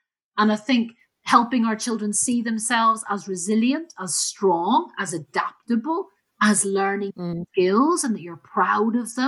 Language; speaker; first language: English; native; English